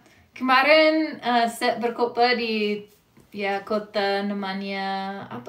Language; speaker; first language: Indonesian; non-native, fluent; English